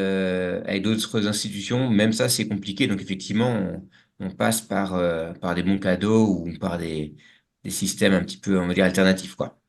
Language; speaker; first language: French; native; French